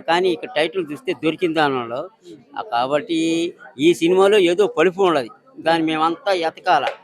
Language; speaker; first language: Telugu; native; Telugu